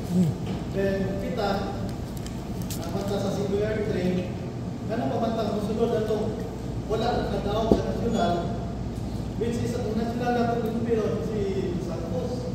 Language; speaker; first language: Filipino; non-native, local second language; Cebuano